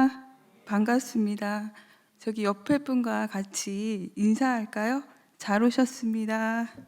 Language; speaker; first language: Korean; native; Korean